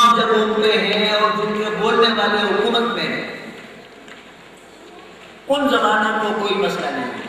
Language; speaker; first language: Urdu; non-native, local second language; Khowar